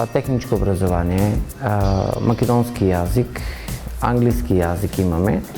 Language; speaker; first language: Macedonian; non-native, local second language; Turkish